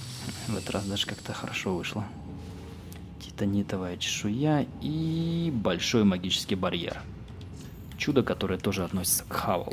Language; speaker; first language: Russian; native; Russian